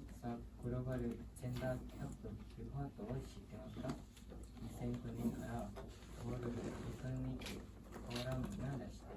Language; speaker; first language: Japanese; non-native, learner; Thai